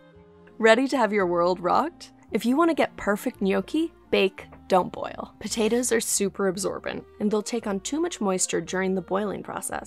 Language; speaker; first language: English; native; English